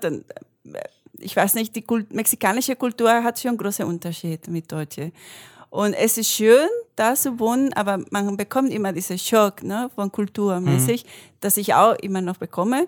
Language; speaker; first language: German; non-native, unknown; Spanish